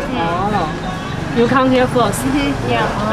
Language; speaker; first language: English; non-native, learner; Chinese